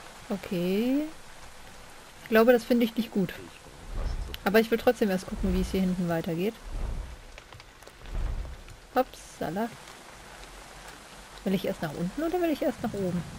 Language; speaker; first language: German; native; German